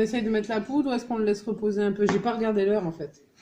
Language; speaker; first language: French; native; French